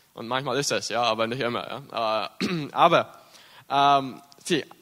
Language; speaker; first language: German; early bilingual, heritage; English